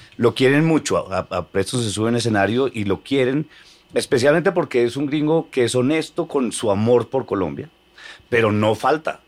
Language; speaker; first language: Spanish; native; Spanish